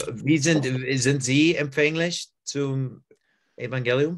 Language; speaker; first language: German; non-native, learner; English